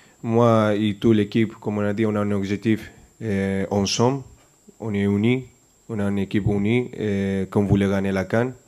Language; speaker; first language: French; non-native, fluent; Spanish